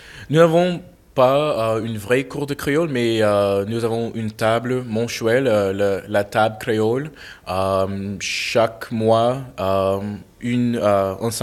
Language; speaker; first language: French; non-native, fluent; English